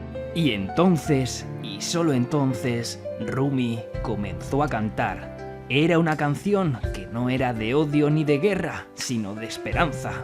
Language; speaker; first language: Spanish; native; Spanish